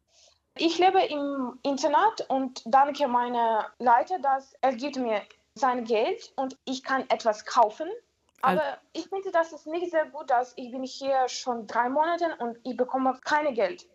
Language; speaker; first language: German; non-native, learner; Ukrainian